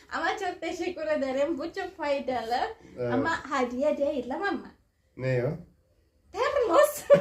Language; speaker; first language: Turkish; non-native, learner; Indonesian